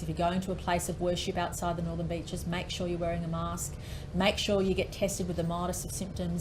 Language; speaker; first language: English; native; English